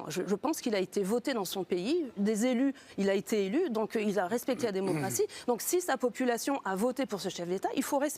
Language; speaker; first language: French; native; French